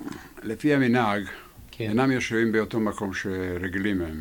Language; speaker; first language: Hebrew; non-native, fluent; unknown